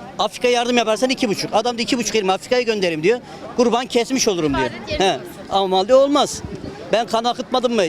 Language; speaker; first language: Turkish; native; Turkish